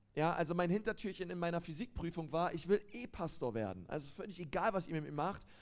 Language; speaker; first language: German; native; German